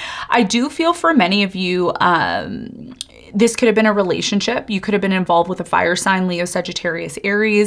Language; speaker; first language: English; native; English